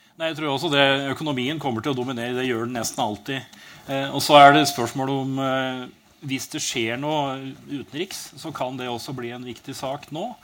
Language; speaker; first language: Norwegian; native; Norwegian